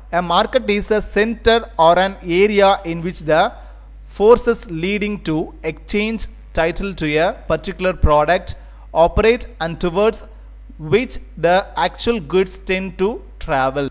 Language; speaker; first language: English; non-native, local second language; Tamil